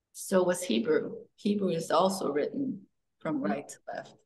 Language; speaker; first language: English; early bilingual, other home language; Korean